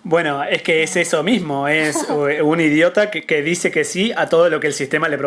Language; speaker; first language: Spanish; native; Spanish